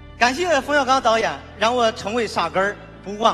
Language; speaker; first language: Chinese; native; Chinese